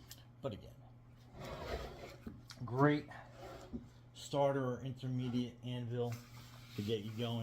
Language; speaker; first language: English; native; English